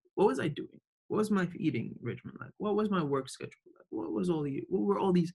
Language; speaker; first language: English; early bilingual, other home language; Arabic